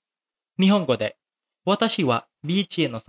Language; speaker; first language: Japanese; non-native, fluent; Indonesian